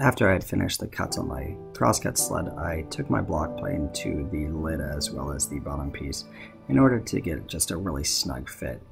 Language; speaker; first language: English; native; English